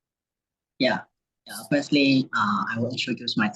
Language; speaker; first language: English; non-native, learner; Burmese